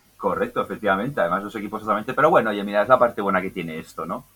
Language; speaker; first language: Spanish; native; Spanish